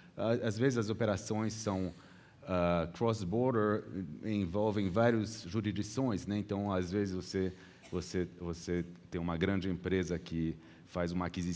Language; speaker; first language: Portuguese; early bilingual, heritage; Portuguese